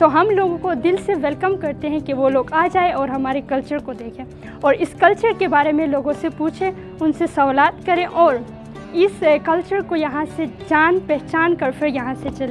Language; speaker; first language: Hindi; non-native, local second language; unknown